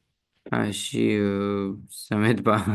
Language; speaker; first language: French; non-native, learner; Romanian